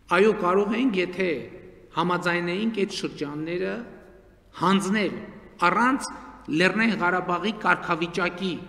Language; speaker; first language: Armenian; native; Armenian